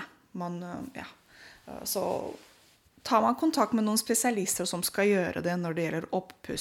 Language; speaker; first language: Norwegian; non-native, fluent; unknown